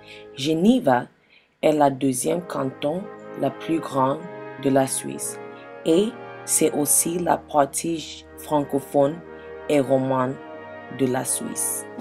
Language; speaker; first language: French; non-native, learner; English